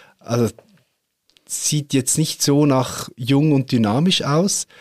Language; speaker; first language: German; native; German